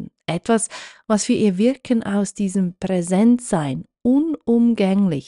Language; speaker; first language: German; native; German